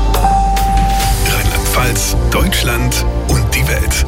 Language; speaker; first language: German; native; German